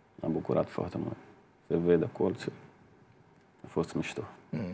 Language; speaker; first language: Romanian; non-native, learner; Portuguese